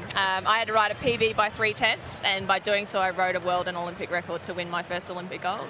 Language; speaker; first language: English; native; English